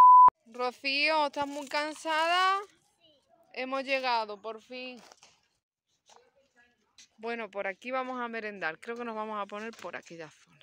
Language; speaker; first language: Spanish; native; Spanish